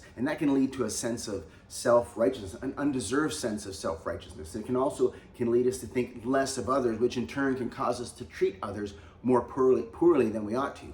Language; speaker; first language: English; native; English